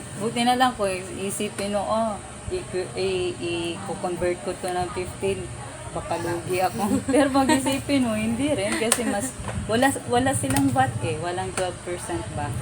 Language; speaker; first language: Filipino; native; Filipino